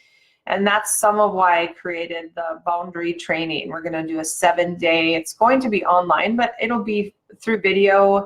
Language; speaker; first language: English; native; English